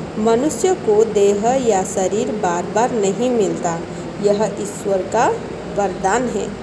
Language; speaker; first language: Hindi; non-native, local second language; Odia